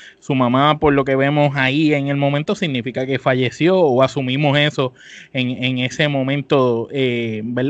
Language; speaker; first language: Spanish; native; Spanish